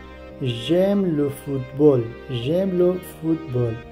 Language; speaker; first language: French; non-native, learner; Pashto